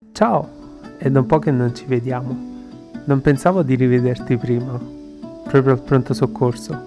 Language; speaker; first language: Italian; non-native, learner; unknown